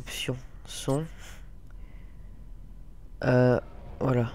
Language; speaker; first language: French; native; French